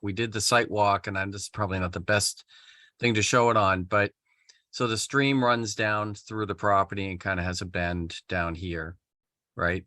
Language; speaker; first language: English; native; English